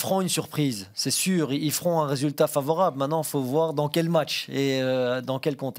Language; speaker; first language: French; native; French